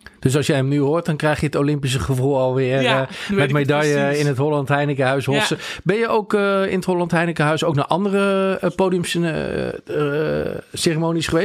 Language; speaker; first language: Dutch; native; Dutch